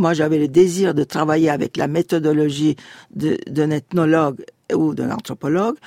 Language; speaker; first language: French; non-native, fluent; Turkish